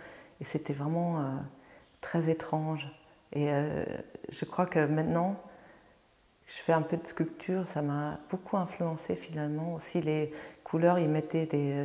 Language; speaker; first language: French; non-native, fluent; German